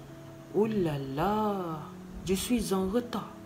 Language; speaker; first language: French; non-native, learner; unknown